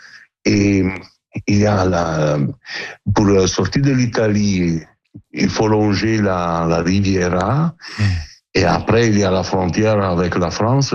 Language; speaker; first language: French; non-native, learner; Italian